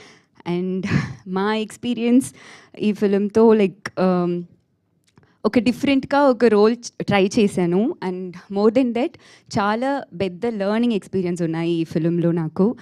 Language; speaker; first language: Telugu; non-native, learner; Tamil